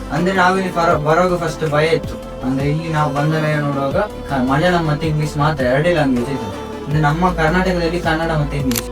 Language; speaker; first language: Kannada; native; Kannada